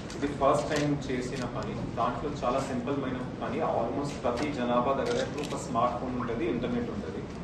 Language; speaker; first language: Telugu; non-native, fluent; Hindi